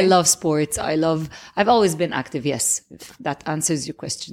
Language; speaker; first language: English; non-native, fluent; Arabic